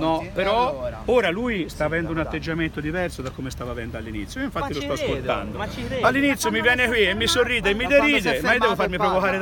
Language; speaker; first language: Italian; native; Italian